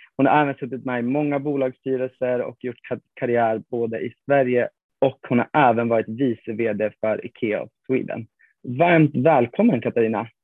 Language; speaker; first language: Swedish; native; Swedish